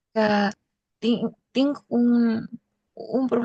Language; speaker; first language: Catalan; non-native, learner; Spanish